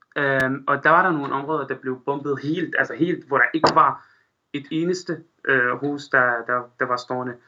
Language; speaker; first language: Danish; non-native, fluent; Arabic